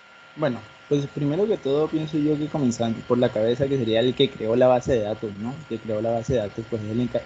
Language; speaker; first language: Spanish; native; Spanish